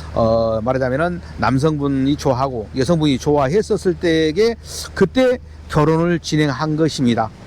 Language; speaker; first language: Korean; native; Korean